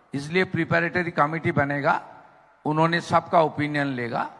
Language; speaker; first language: Hindi; non-native, local second language; Bangla